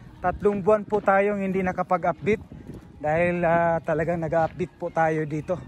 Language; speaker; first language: Filipino; non-native, local second language; Cebuano